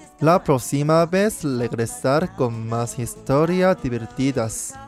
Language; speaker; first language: Spanish; non-native, learner; Korean